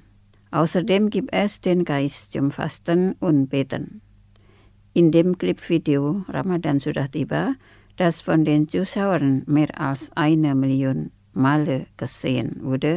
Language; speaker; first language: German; non-native, fluent; Indonesian